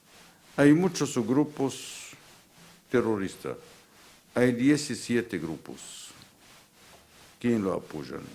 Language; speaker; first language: Spanish; non-native, fluent; Arabic